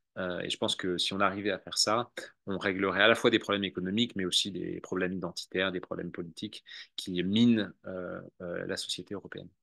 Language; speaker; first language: French; native; French